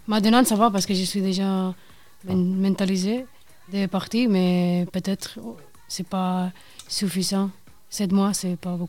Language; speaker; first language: French; non-native, learner; Spanish